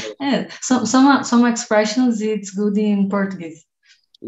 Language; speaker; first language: English; non-native, learner; Portuguese